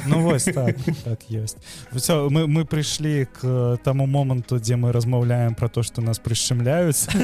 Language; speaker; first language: Belarusian; non-native, local second language; Russian